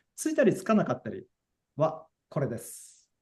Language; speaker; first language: Japanese; non-native, fluent; English